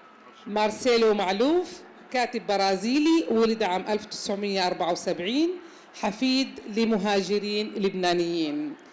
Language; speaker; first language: Arabic; native; Arabic